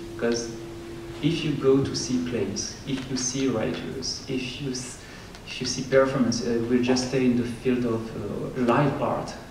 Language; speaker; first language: English; non-native, fluent; French